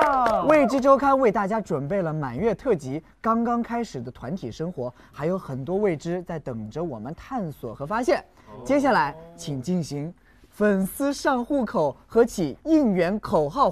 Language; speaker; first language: Chinese; native; Chinese